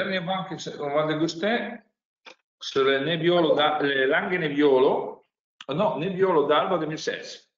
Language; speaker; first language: French; non-native, learner; Italian